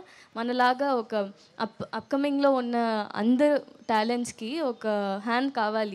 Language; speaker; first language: Telugu; non-native, learner; Tamil